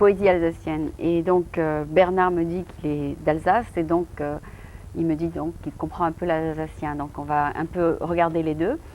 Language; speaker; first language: French; native; French